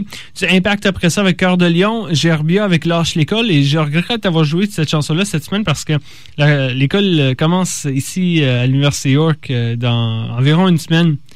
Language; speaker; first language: French; native; French